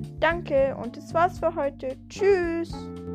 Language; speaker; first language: German; early bilingual, heritage; German